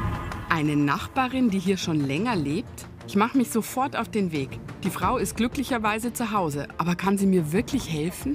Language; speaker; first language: German; native; German